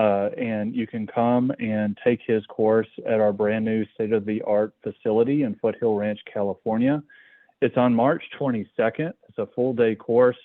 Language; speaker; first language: English; native; English